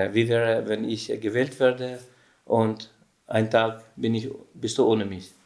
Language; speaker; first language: German; non-native, learner; Albanian